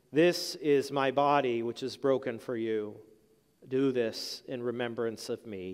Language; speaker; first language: English; native; English